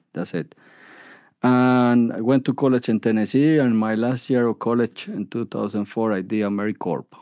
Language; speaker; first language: English; non-native, fluent; Spanish